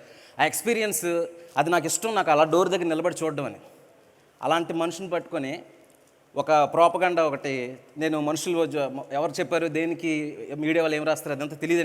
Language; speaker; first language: Telugu; native; Telugu